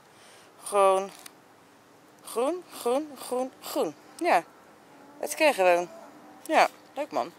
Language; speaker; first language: Dutch; native; Dutch